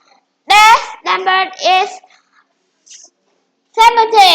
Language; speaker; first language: English; non-native, learner; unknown